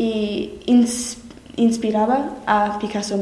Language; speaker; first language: Spanish; non-native, learner; English